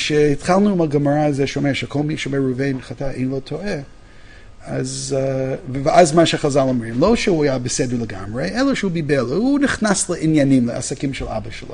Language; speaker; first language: Hebrew; non-native, fluent; English